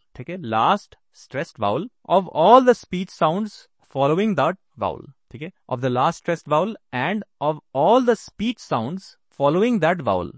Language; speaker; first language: English; non-native, local second language; Hindi